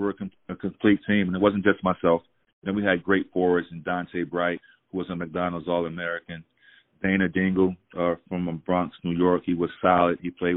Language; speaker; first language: English; native; English